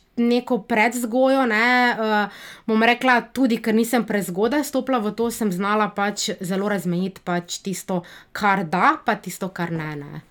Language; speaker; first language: Slovenian; native; Slovenian